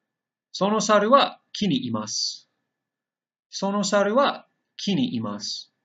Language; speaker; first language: Japanese; non-native, fluent; English